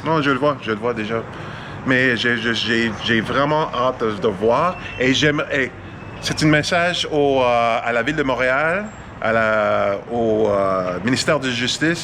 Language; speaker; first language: French; non-native, fluent; English